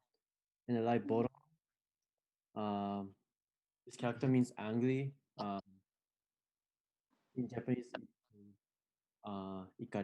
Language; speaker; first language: English; non-native, fluent; Japanese